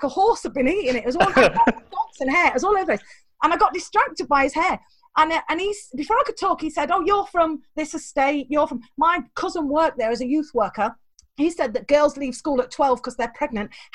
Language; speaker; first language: English; native; English